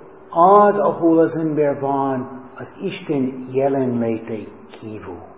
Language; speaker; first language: Hungarian; non-native, fluent; English